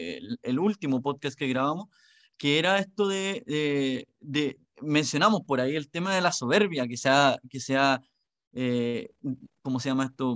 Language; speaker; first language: Spanish; native; Spanish